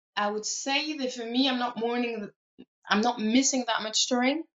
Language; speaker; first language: English; non-native, fluent; French